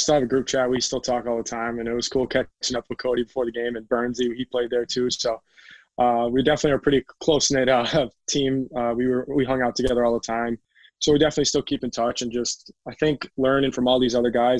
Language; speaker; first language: English; native; English